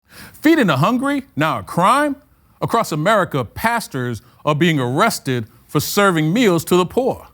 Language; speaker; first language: English; native; English